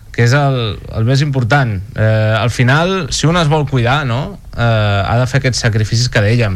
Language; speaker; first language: Catalan; native; Catalan